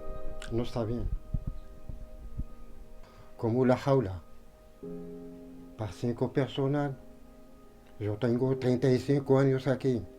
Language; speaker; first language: Spanish; non-native, learner; Arabic